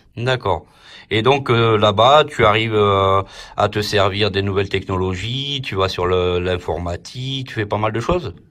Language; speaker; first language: French; native; French